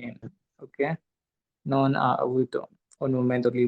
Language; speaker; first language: Italian; non-native, fluent; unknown